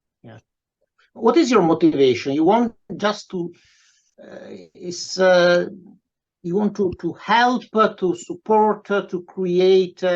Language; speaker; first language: English; non-native, fluent; Italian